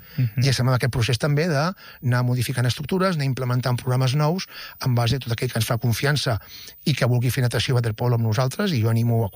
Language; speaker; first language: Catalan; native; Catalan